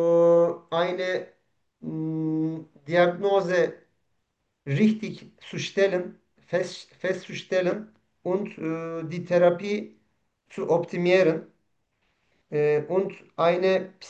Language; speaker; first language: German; non-native, learner; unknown